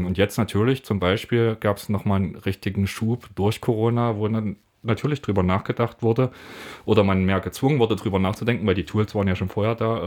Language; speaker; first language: German; native; German